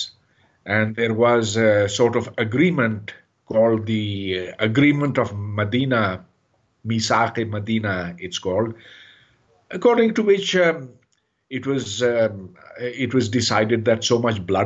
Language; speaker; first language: English; non-native, local second language; Urdu